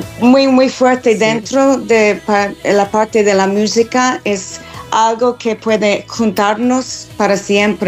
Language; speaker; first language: Spanish; non-native, learner; English